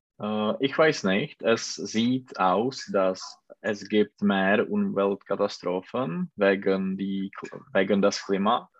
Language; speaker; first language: German; non-native, learner; Czech